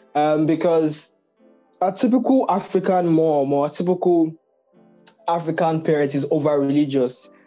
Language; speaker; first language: English; non-native, local second language; Yoruba